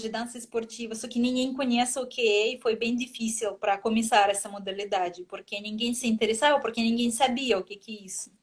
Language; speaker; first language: Portuguese; non-native, fluent; Russian